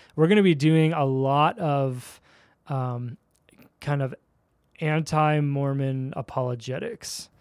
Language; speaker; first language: English; native; English